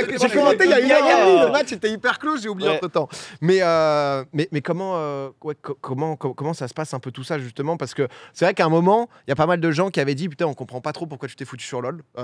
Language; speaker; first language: French; native; French